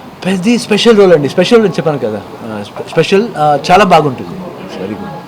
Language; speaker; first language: Telugu; non-native, learner; Kannada